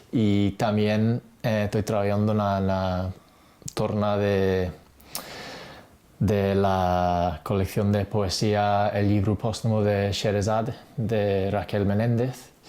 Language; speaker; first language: Spanish; non-native, fluent; English